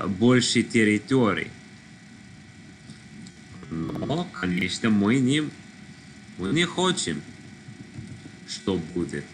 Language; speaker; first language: Russian; non-native, learner; English